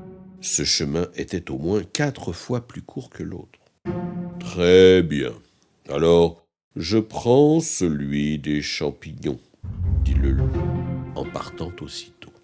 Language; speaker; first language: French; native; French